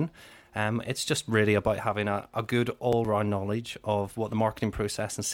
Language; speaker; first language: English; native; English